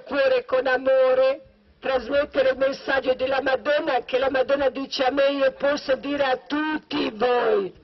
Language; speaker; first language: Italian; non-native, learner; Croatian